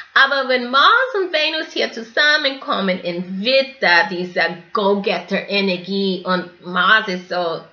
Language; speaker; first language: German; non-native, fluent; English